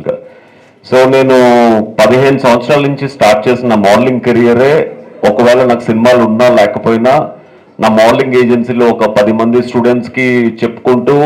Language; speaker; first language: Telugu; native; Telugu